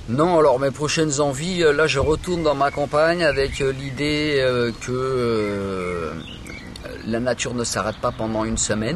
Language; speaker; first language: French; native; French